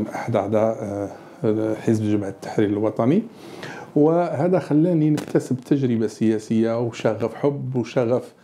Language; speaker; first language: Arabic; native; Arabic